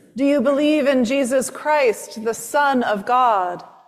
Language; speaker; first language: English; native; English